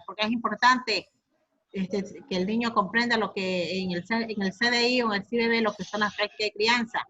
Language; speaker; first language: Spanish; native; Spanish